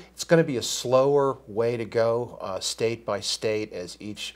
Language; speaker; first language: English; native; English